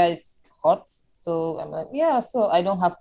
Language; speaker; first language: English; non-native, local second language; Yoruba